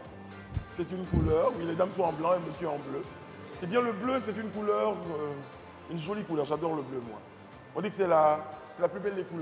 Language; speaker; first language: French; native; French